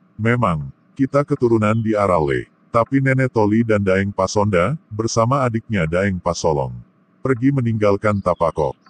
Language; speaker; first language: Indonesian; non-native, local second language; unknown